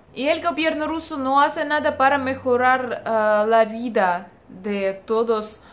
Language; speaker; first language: Spanish; non-native, fluent; Russian